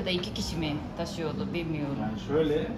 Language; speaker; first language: Turkish; non-native, fluent; Japanese